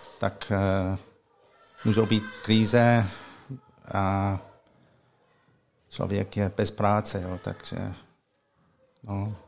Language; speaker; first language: Czech; non-native, learner; English